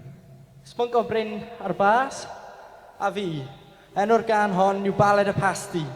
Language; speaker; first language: Welsh; native; Welsh